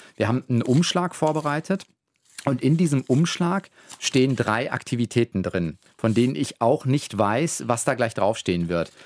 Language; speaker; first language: German; native; German